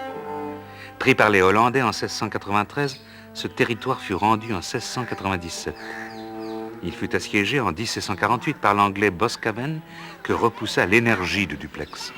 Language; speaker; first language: French; native; French